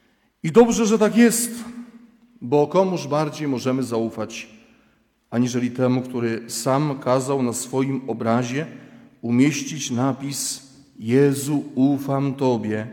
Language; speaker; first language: Polish; native; Polish